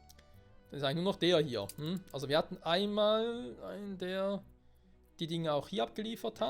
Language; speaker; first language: German; native; German